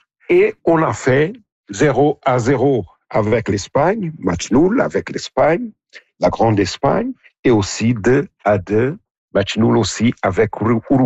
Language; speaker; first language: French; non-native, local second language; Portuguese